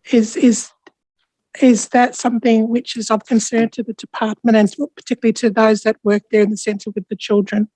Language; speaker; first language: English; native; English